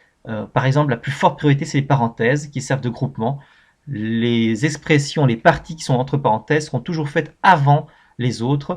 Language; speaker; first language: French; native; French